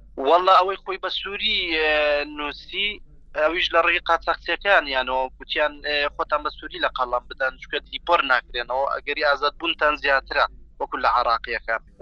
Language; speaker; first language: Central Kurdish; native; Central Kurdish